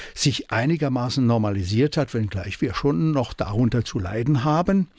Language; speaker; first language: German; native; German